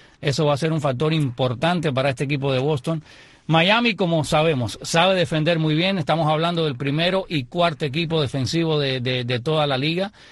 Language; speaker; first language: Spanish; native; Spanish